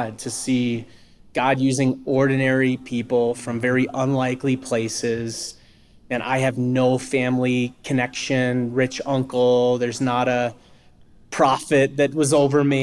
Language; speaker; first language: English; native; English